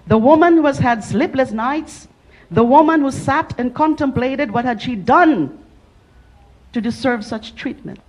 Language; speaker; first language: English; non-native, local second language; Filipino